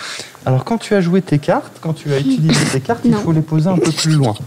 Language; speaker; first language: French; native; French